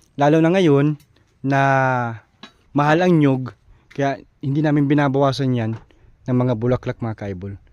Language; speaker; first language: Filipino; non-native, local second language; Bikol